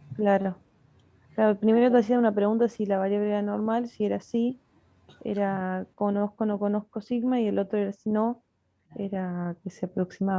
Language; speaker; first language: Spanish; native; Spanish